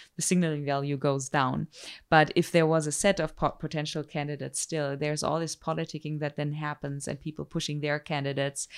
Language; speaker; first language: English; non-native, fluent; German